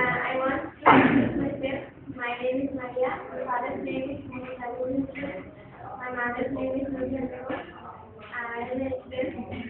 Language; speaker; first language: English; non-native, learner; Bangla